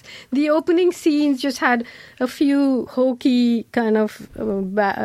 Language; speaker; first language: English; non-native, local second language; Malayalam